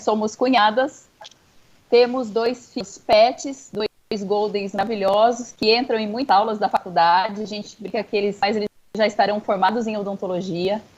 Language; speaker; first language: Portuguese; native; Portuguese